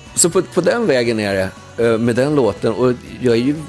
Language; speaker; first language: Swedish; native; Swedish